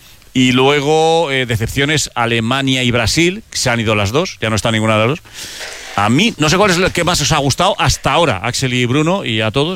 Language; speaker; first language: Spanish; native; Spanish